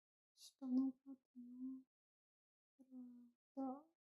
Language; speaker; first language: Japanese; non-native, learner; English